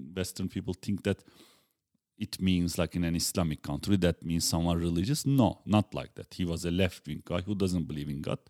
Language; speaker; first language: English; non-native, fluent; Turkish